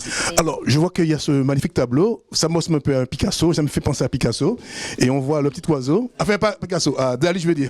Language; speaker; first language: French; native; French